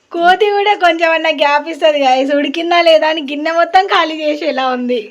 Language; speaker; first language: Telugu; non-native, local second language; Lambadi